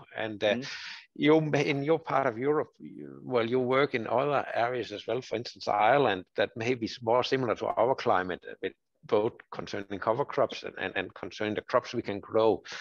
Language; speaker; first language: English; non-native, fluent; Danish